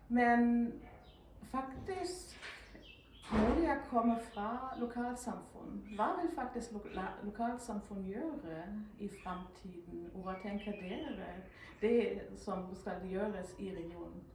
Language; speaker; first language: Norwegian; non-native, fluent; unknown